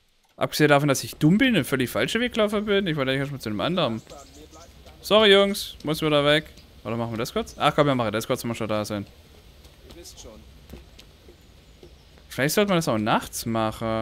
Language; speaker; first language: German; native; German